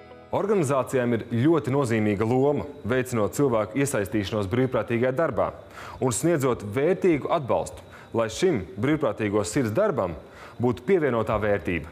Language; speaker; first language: Latvian; native; Latvian